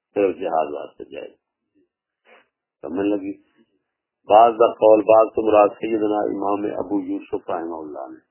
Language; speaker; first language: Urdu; non-native, local second language; Punjabi